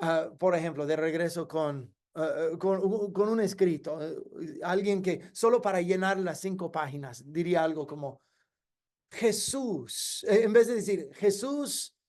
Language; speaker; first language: Spanish; non-native, fluent; English